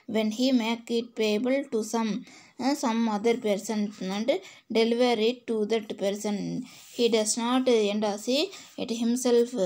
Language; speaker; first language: English; non-native, local second language; Tamil